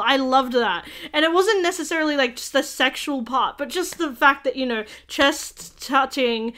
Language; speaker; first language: English; native; English